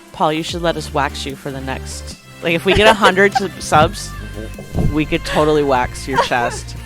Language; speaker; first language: English; native; English